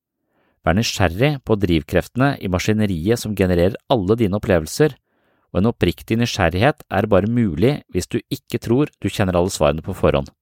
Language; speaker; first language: Norwegian; native; Norwegian